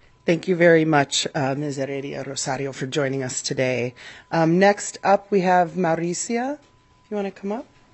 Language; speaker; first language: English; native; English